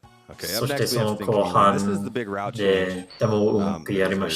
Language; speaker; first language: Japanese; non-native, learner; English